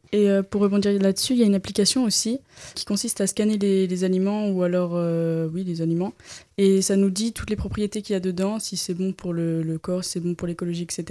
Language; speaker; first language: French; native; French